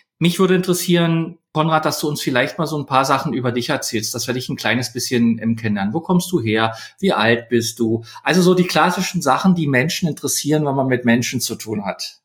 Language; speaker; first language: German; native; German